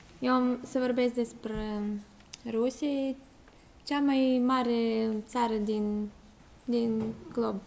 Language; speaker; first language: Romanian; non-native, learner; Russian